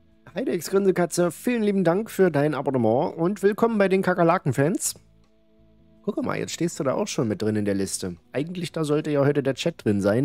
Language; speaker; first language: German; native; German